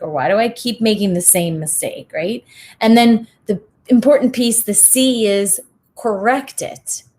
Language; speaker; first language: English; native; English